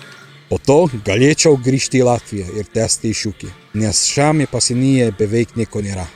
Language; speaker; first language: Lithuanian; non-native, fluent; Czech